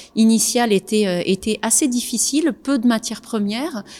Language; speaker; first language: French; native; French